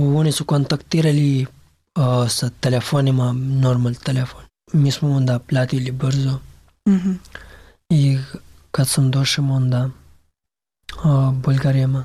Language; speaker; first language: Serbian; non-native, learner; Pashto